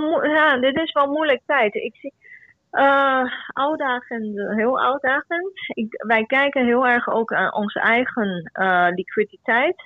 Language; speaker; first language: Dutch; non-native, fluent; Chinese